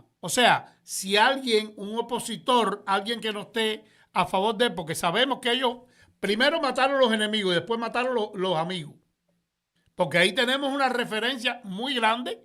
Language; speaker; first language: Spanish; native; Spanish